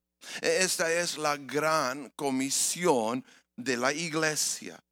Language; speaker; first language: Spanish; early bilingual, heritage; English